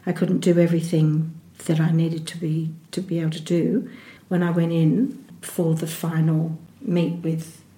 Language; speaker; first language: English; native; English